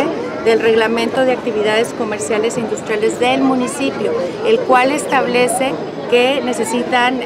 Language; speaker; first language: Spanish; native; Spanish